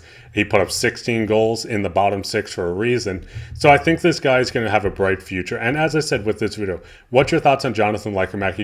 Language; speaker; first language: English; native; English